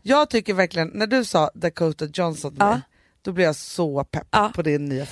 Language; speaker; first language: Swedish; native; Swedish